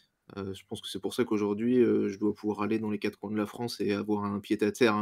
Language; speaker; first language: French; native; French